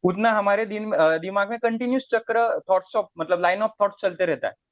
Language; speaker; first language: Hindi; non-native, local second language; Marathi